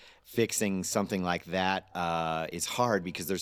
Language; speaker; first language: English; native; English